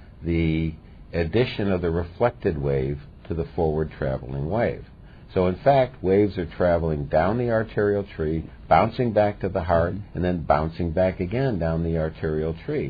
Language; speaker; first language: English; native; English